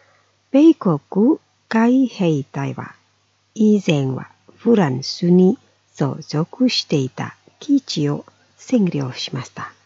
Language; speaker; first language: Japanese; non-native, fluent; Indonesian